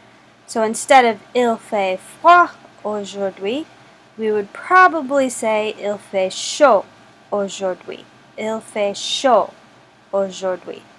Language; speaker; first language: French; non-native, fluent; English